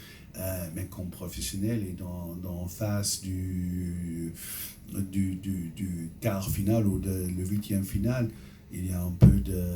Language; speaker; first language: French; non-native, local second language; Dutch